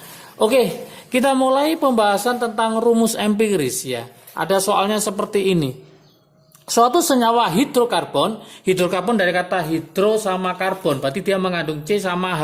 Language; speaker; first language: Indonesian; native; Indonesian